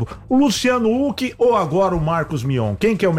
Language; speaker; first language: Portuguese; native; Portuguese